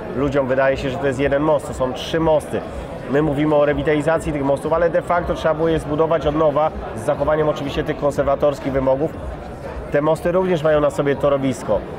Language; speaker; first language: Polish; native; Polish